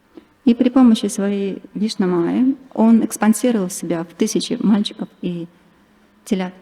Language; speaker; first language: Russian; native; Russian